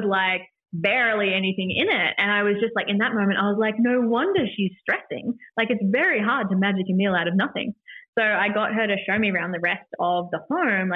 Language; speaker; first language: English; native; English